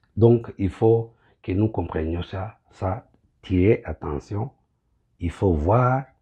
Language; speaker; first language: French; non-native, local second language; Kinyarwanda